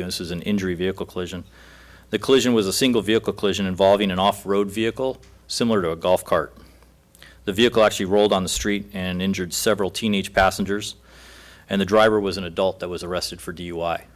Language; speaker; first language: English; native; English